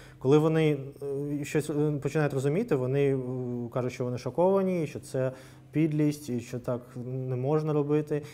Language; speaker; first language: Ukrainian; non-native, local second language; Russian